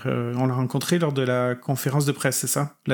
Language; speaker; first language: French; native; French